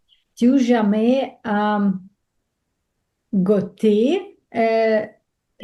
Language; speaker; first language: French; non-native, learner; Russian